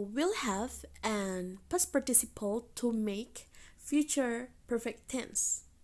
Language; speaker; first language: English; non-native, fluent; Indonesian